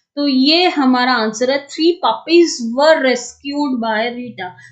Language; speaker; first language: Hindi; native; Hindi